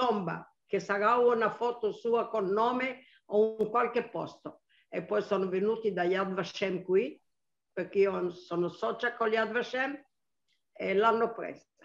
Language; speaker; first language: Italian; non-native, local second language; Arabic